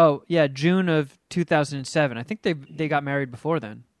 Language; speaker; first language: English; native; English